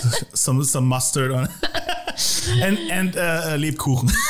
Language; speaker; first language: English; non-native, fluent; German